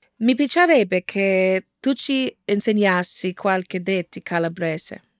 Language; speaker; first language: Italian; non-native, learner; English